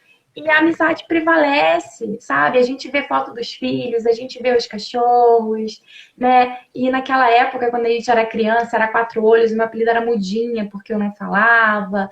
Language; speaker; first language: Portuguese; native; Portuguese